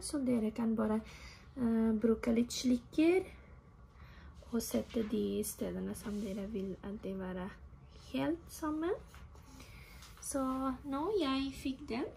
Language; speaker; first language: Norwegian; non-native, fluent; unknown